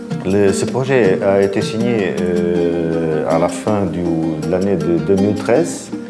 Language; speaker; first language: French; non-native, fluent; Portuguese